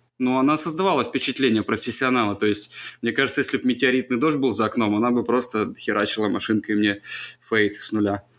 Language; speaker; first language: Russian; native; Russian